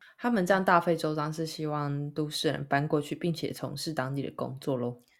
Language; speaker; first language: Chinese; native; Chinese